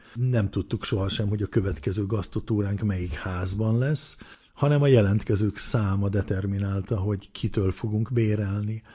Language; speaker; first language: Hungarian; early bilingual, heritage; Hungarian